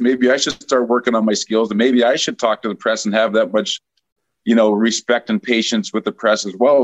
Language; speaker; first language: English; native; English